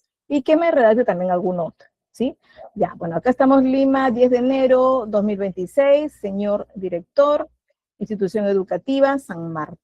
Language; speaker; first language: Spanish; native; Spanish